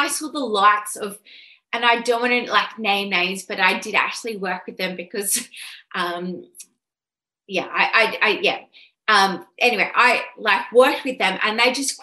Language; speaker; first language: English; native; English